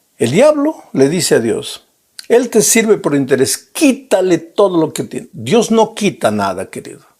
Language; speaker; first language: Spanish; native; Spanish